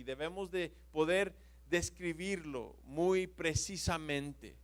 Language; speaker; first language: Spanish; non-native, fluent; English